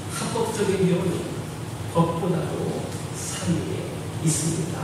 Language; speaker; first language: Korean; native; Korean